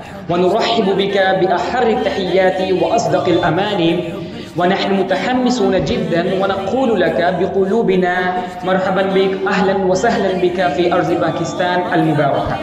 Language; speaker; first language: Arabic; non-native, fluent; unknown